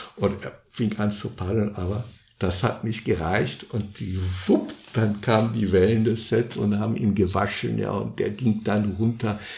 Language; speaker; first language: German; non-native, fluent; Portuguese